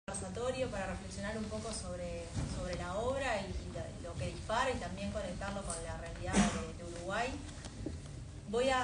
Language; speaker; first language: Spanish; native; Spanish